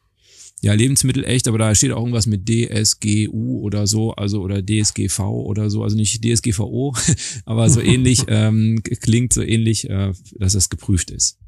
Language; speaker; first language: German; native; German